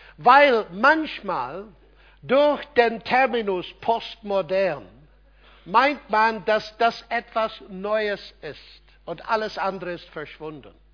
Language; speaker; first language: German; non-native, fluent; English